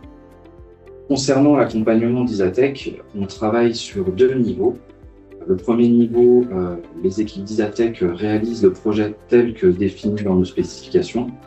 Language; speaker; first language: French; native; French